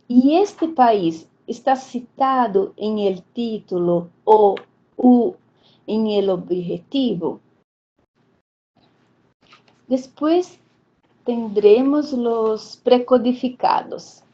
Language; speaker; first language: Spanish; non-native, fluent; Portuguese